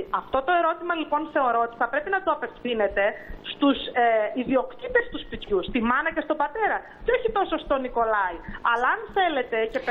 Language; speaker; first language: Greek; native; Greek